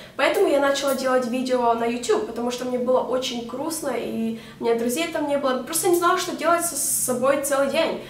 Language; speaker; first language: Russian; native; Russian